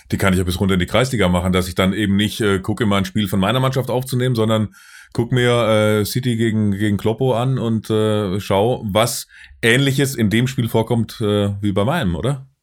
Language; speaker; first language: German; native; German